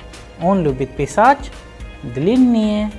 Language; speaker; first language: Russian; non-native, fluent; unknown